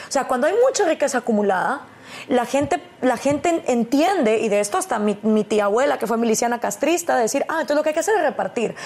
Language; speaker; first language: Spanish; native; Spanish